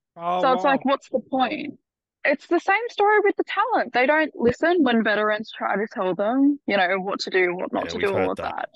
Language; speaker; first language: English; native; English